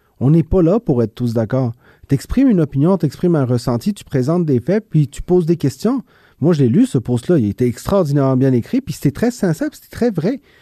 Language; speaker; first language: French; early bilingual, other home language; Spanish